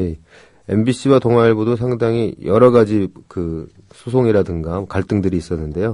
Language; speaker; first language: Korean; native; Korean